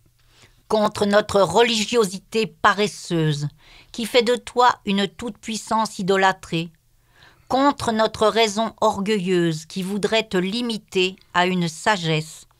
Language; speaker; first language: French; native; French